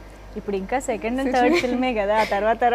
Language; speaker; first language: Telugu; native; Telugu